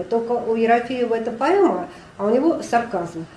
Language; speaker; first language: Russian; native; Russian